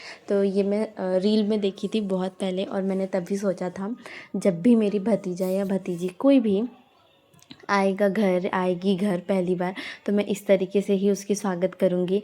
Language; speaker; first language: Hindi; native; Hindi